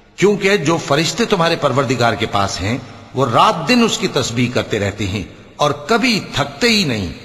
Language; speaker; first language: Urdu; native; Urdu